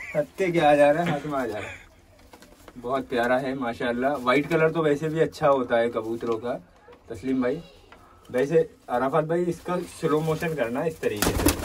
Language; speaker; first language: Hindi; native; Hindi